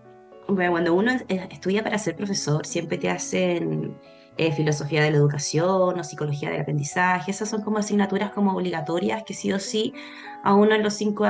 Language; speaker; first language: Spanish; native; Spanish